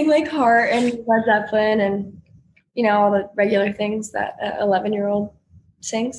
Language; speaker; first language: English; native; English